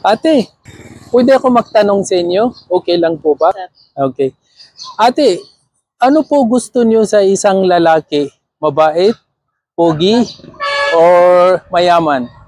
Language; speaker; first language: Filipino; non-native, learner; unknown